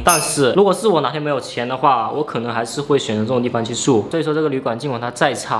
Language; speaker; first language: Chinese; native; Chinese